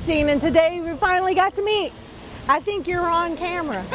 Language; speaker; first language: English; native; English